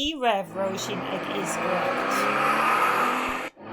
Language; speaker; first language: Irish; non-native, local second language; English